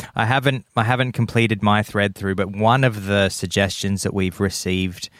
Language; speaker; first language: English; native; English